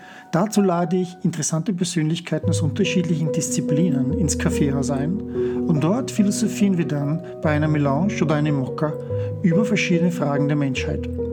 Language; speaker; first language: German; native; German